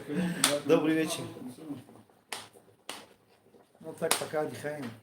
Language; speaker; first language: Russian; non-native, learner; Tajik